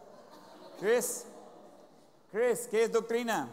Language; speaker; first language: Spanish; non-native, fluent; English